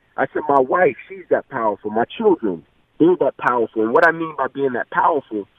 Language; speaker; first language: English; native; English